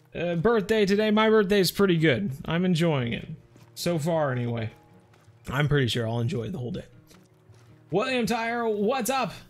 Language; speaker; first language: English; native; English